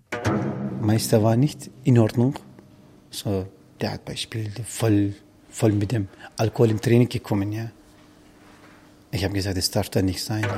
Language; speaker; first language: German; non-native, fluent; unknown